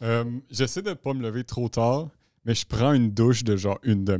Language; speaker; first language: French; native; French